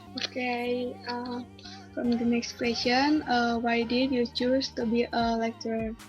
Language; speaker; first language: English; non-native, learner; Indonesian